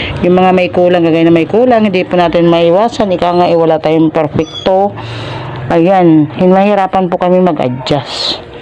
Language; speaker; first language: Filipino; non-native, local second language; Waray